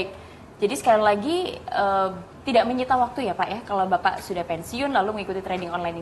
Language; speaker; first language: Indonesian; native; Indonesian